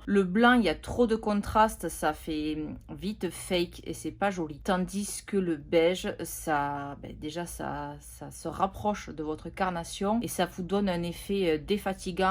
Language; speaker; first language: French; native; French